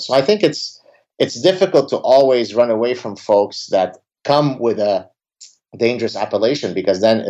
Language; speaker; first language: English; early bilingual, other home language; Arabic